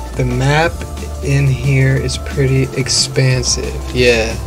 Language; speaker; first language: English; native; English